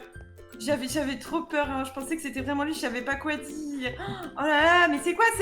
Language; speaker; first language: French; native; French